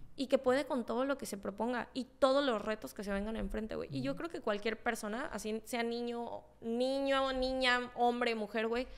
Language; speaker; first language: Spanish; native; Spanish